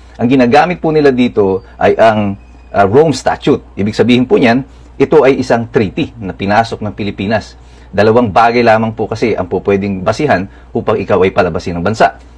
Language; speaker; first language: Filipino; native; Filipino